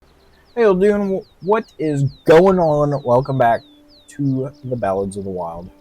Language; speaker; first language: English; native; English